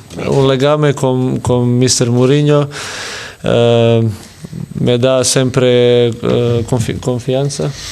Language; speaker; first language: Italian; non-native, learner; Serbian